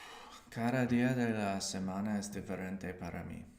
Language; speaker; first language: Spanish; non-native, learner; English